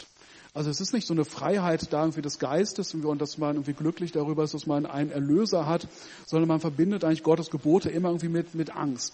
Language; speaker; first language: German; native; German